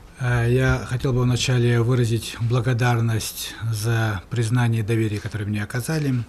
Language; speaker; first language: Russian; native; Russian